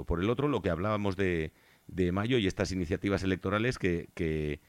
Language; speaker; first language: Spanish; native; Spanish